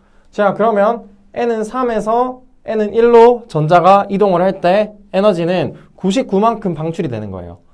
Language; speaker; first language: Korean; native; Korean